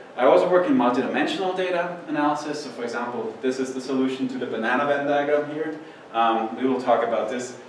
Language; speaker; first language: English; non-native, fluent; German